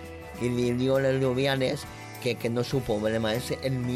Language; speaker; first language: Catalan; non-native, local second language; Spanish